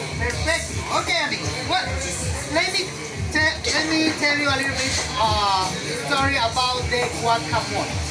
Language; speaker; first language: English; non-native, fluent; Spanish